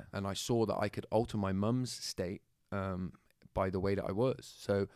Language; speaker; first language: English; native; English